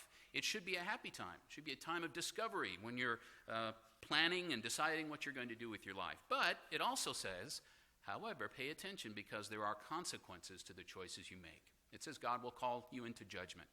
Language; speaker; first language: English; native; English